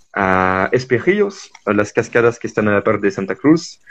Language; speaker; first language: Spanish; non-native, fluent; French